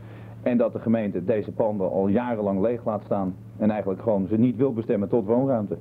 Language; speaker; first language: Dutch; native; Dutch